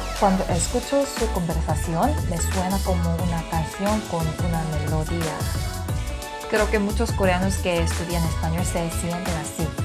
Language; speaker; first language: Spanish; non-native, learner; Korean